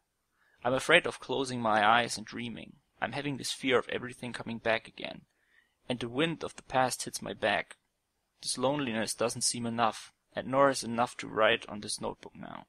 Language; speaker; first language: English; non-native, fluent; German